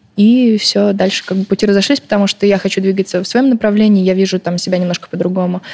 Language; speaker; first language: Russian; early bilingual, other home language; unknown